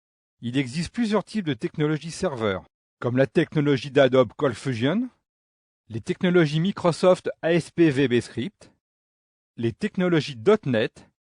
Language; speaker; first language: French; native; French